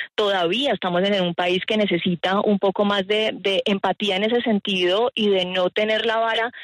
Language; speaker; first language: Spanish; native; Spanish